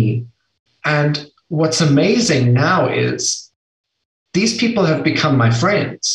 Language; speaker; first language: English; native; English